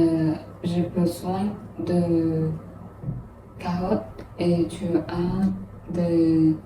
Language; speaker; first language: French; non-native, learner; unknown